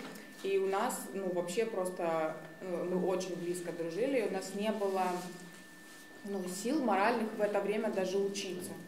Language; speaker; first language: Russian; native; Russian